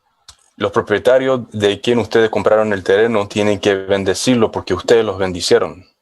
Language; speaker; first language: Spanish; non-native, fluent; English